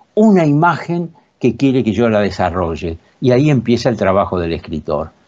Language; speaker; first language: Spanish; native; Spanish